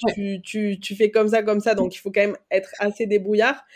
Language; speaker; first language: French; native; French